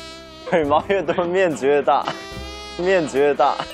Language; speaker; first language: Chinese; native; Chinese